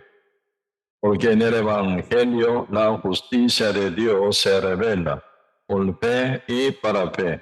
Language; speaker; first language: Spanish; non-native, learner; Korean